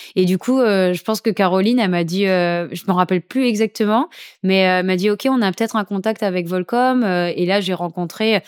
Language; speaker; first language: French; native; French